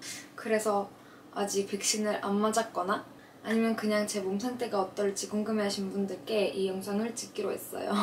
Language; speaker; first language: Korean; non-native, fluent; Russian